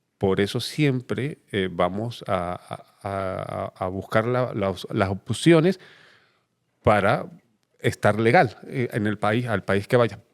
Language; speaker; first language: Spanish; native; Spanish